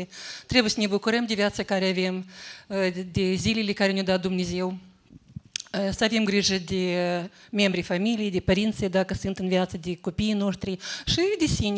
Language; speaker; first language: Romanian; native; Romanian